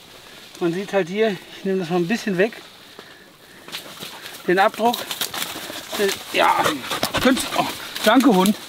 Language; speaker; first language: German; native; German